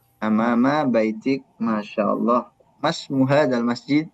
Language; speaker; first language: Arabic; non-native, fluent; Indonesian